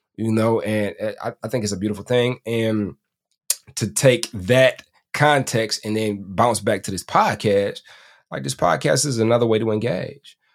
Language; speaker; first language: English; native; English